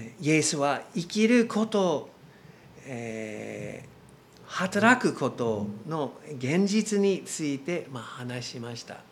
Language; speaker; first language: Japanese; non-native, learner; English